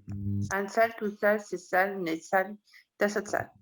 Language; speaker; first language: Korean; non-native, learner; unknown